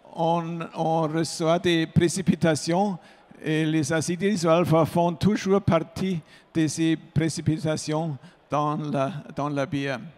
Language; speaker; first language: French; non-native, fluent; German